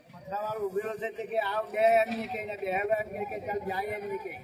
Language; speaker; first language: Gujarati; non-native, local second language; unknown